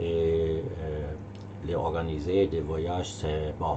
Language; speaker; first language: French; non-native, learner; German